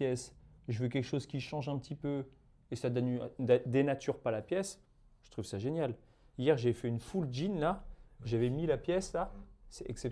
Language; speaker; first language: French; native; French